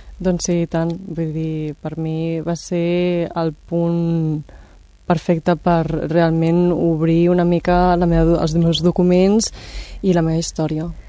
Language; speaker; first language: Catalan; native; Catalan